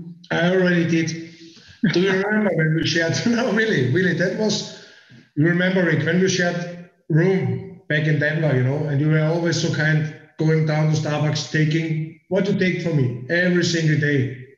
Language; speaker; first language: English; non-native, fluent; German